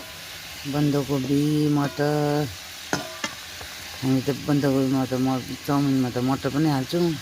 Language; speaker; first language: Nepali; native; Nepali